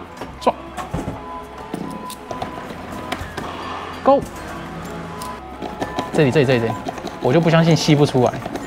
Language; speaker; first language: Chinese; native; Chinese